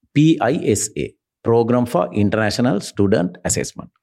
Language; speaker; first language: English; non-native, local second language; Sinhala